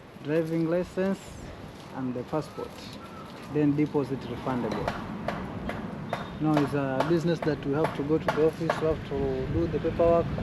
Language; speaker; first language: English; non-native, local second language; Swahili